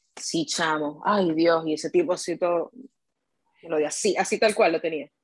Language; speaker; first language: Spanish; native; Spanish